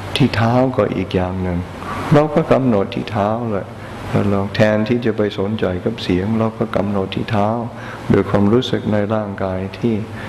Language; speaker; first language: Thai; non-native, fluent; English